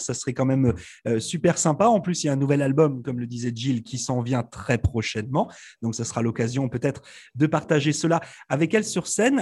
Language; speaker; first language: French; native; French